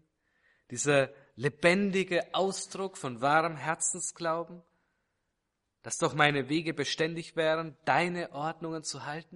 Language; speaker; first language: German; native; German